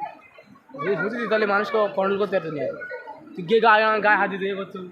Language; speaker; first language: Hindi; non-native, learner; Bangla